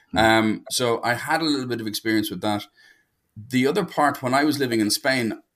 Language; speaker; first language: English; native; English